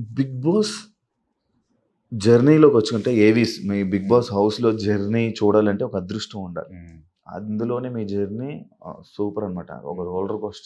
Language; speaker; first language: Telugu; native; Telugu